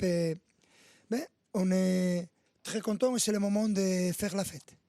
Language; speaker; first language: French; non-native, fluent; Spanish